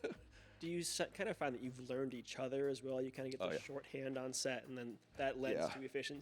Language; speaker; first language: English; native; English